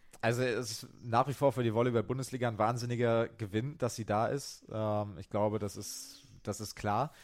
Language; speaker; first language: German; native; German